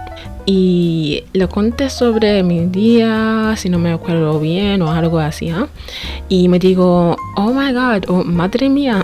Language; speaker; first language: Spanish; non-native, fluent; English